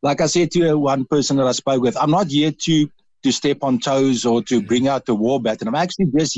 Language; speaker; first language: English; non-native, local second language; Dutch